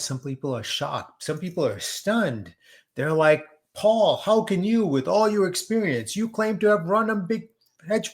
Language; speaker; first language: English; native; English